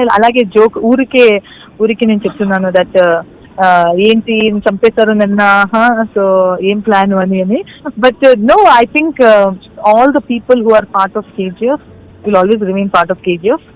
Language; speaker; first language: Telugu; non-native, local second language; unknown